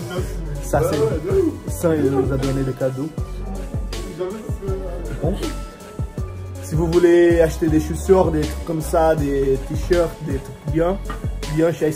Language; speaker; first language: French; non-native, fluent; Portuguese